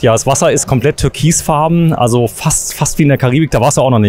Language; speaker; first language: German; native; German